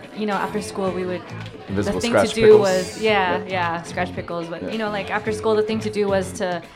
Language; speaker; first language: English; native; English